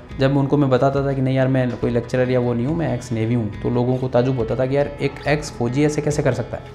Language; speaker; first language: Hindi; native; Hindi